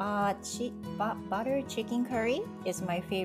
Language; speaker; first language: English; non-native, fluent; Japanese